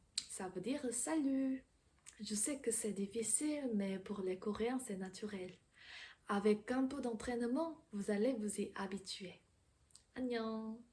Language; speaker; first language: French; non-native, fluent; Korean